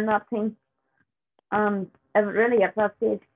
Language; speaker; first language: English; native; English